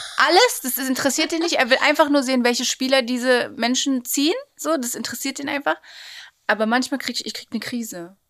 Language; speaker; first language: German; native; German